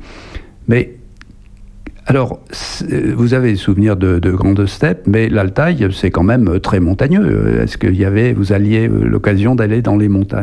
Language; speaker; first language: French; native; French